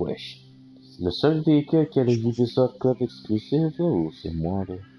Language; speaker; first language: French; native; French